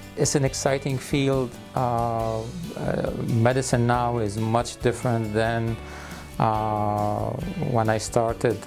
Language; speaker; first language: English; non-native, fluent; Arabic